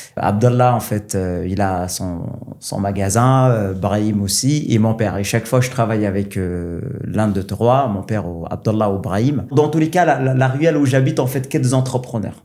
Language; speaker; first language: French; non-native, local second language; Arabic